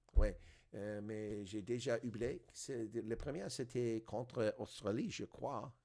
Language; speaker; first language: French; non-native, learner; English